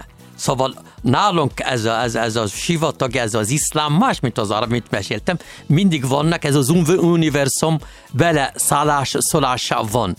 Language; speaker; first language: Hungarian; non-native, learner; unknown